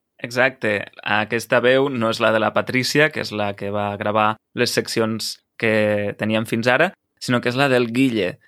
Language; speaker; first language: Catalan; native; Catalan